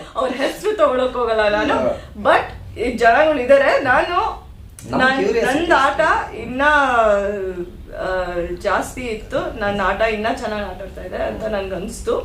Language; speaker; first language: Kannada; non-native, learner; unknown